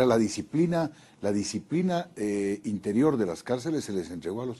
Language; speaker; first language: Spanish; native; Spanish